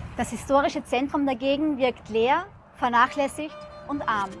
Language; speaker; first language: German; native; German